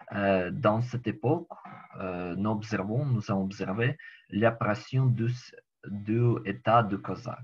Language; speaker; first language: French; non-native, learner; Ukrainian